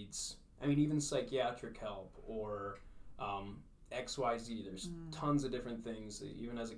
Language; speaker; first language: English; native; English